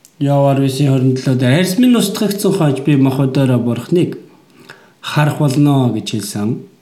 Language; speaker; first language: Mongolian; native; Mongolian